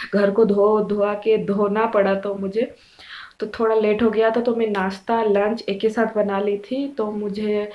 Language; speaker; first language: Hindi; non-native, local second language; Odia